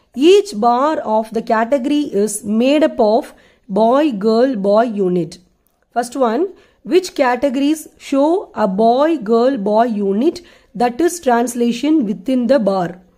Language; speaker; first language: English; non-native, local second language; Tamil